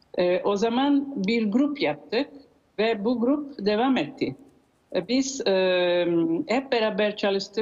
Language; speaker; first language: Turkish; non-native, learner; Italian